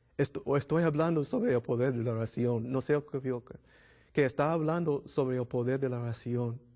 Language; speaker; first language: Spanish; non-native, fluent; English